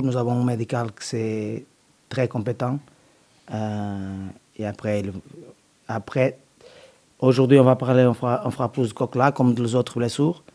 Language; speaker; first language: French; non-native, learner; Portuguese